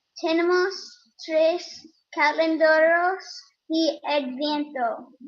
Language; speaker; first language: Spanish; non-native, learner; English